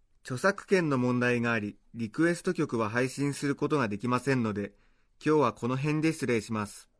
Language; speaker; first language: Japanese; native; Japanese